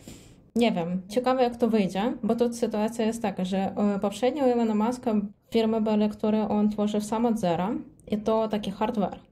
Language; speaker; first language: Polish; non-native, fluent; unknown